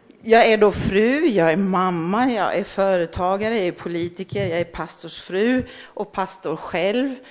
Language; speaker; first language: Swedish; early bilingual, other home language; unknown